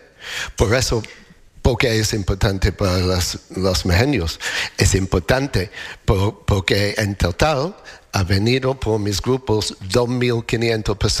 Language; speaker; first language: Spanish; non-native, learner; English